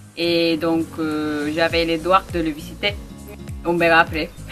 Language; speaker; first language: French; non-native, learner; Spanish